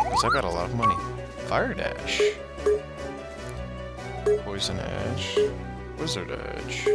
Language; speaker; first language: English; native; English